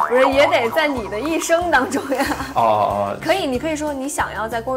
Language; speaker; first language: Chinese; native; Chinese